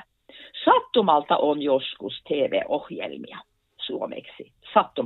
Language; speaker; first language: Finnish; non-native, fluent; Norwegian